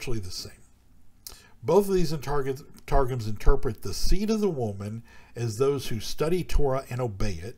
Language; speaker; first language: English; native; English